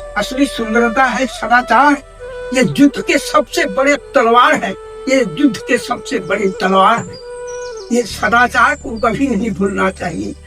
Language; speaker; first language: Hindi; non-native, local second language; Bangla